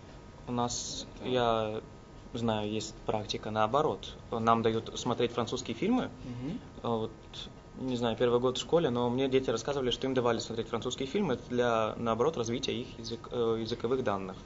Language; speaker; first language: Russian; native; Russian